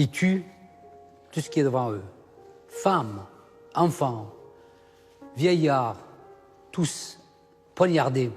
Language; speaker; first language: French; non-native, fluent; Assyrian Neo-Aramaic